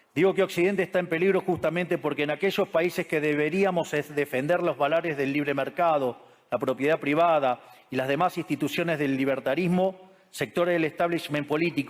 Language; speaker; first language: Spanish; native; Spanish